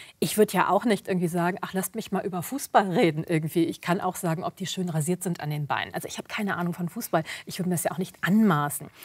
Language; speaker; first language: German; early bilingual, other home language; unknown